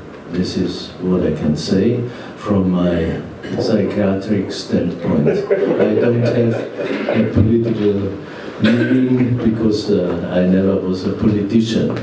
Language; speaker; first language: English; non-native, fluent; German